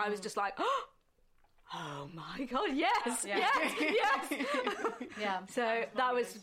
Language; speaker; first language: English; native; English